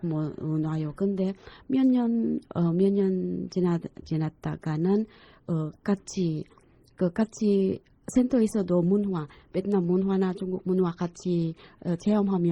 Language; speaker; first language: Korean; non-native, fluent; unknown